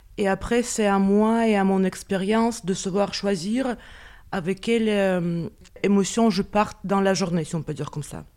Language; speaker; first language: French; non-native, fluent; Russian